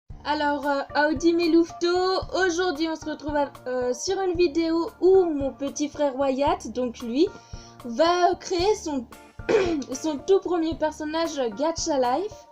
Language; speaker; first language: French; native; French